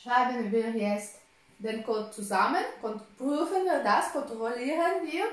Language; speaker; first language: German; non-native, fluent; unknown